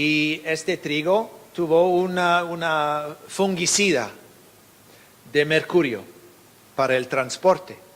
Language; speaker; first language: Spanish; non-native, fluent; English